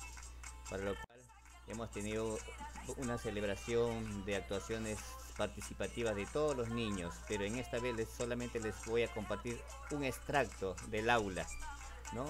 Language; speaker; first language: Spanish; native; Spanish